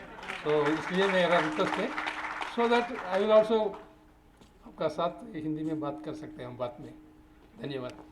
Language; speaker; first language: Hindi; non-native, local second language; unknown